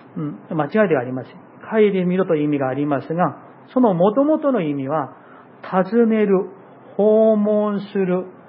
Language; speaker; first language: Japanese; non-native, fluent; Korean